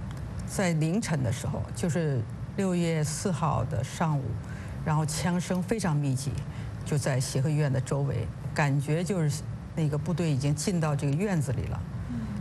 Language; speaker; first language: Chinese; native; Chinese